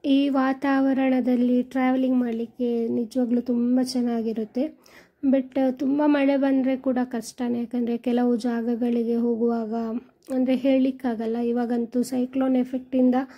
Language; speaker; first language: Kannada; native; Kannada